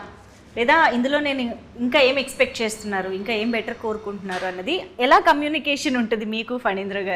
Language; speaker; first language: Telugu; native; Telugu